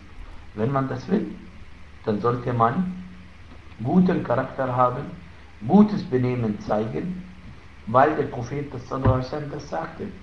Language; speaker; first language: German; non-native, fluent; Arabic